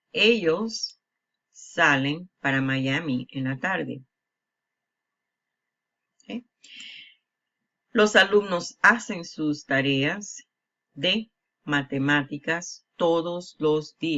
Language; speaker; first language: Spanish; non-native, fluent; English